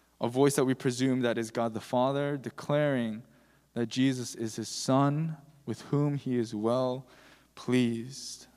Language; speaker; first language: English; early bilingual, other home language; Korean